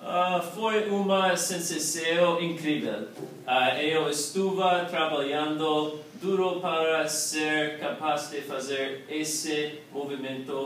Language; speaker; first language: Portuguese; non-native, learner; English